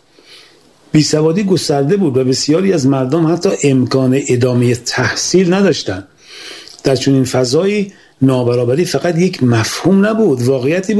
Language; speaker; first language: Persian; native; Persian